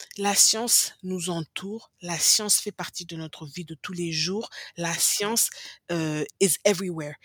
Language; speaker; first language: French; non-native, local second language; English